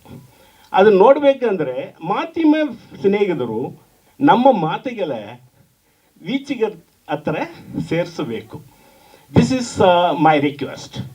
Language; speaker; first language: Kannada; non-native, fluent; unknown